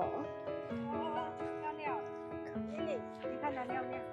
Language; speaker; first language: Chinese; native; Chinese